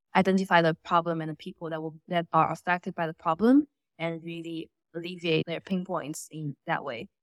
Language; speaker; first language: English; non-native, fluent; Chinese